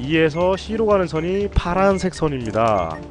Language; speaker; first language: Korean; native; Korean